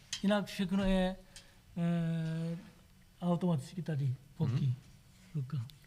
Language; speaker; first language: Czech; non-native, learner; Korean